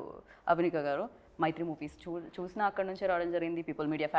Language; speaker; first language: Telugu; native; Telugu